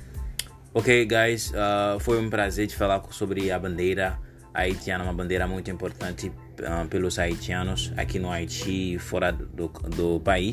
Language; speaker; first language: Portuguese; non-native, learner; Haitian Creole